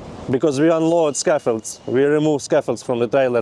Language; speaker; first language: English; non-native, learner; Ukrainian